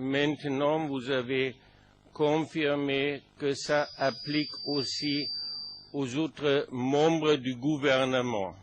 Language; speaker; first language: French; non-native, fluent; German